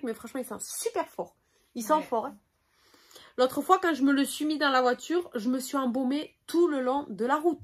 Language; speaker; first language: French; native; French